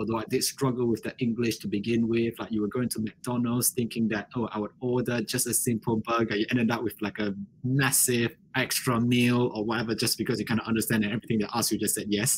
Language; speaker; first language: English; non-native, local second language; Chinese